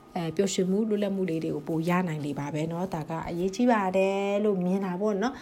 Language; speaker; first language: Burmese; non-native, local second language; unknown